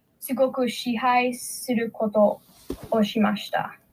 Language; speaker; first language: Japanese; non-native, learner; English